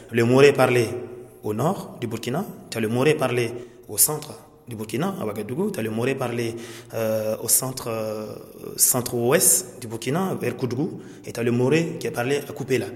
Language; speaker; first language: French; non-native, local second language; Mossi